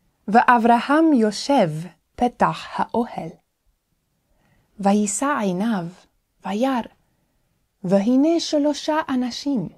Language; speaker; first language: Hebrew; non-native, fluent; English